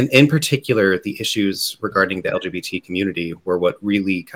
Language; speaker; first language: English; native; English